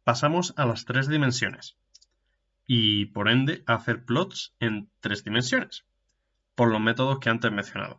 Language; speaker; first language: Spanish; native; Spanish